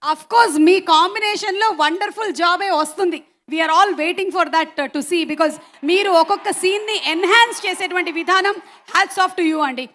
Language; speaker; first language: Telugu; native; Telugu